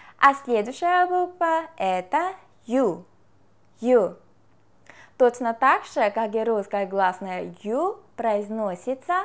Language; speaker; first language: Russian; non-native, fluent; Korean